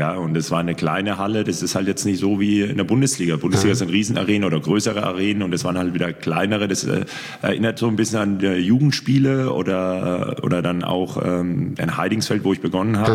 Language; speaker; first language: German; native; German